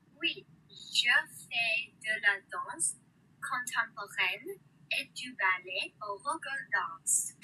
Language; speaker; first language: French; non-native, learner; English